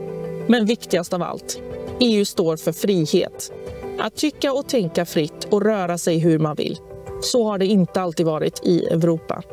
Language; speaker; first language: Swedish; early bilingual, other home language; Albanian